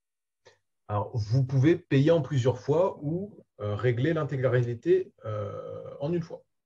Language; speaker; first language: French; native; French